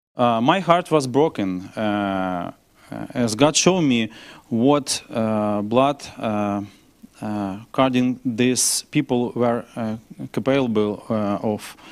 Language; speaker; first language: English; non-native, learner; Ukrainian